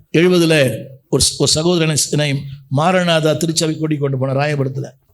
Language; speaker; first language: Tamil; native; Tamil